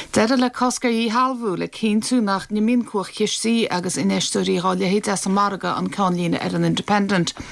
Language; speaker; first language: Irish; native; Irish